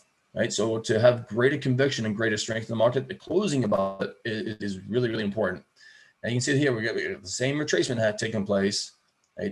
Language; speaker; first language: English; native; English